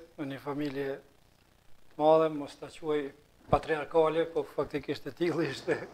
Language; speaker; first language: Albanian; native; Albanian